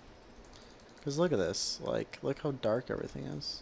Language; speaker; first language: English; native; English